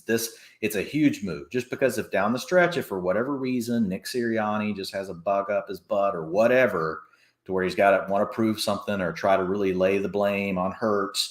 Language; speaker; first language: English; native; English